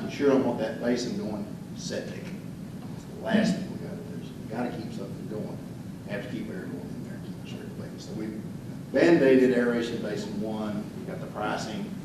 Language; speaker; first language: English; native; English